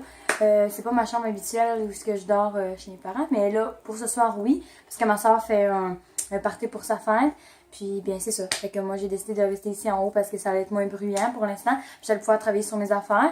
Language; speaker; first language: French; native; French